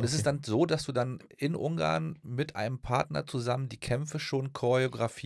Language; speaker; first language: German; native; German